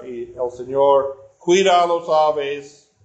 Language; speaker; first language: Spanish; non-native, learner; English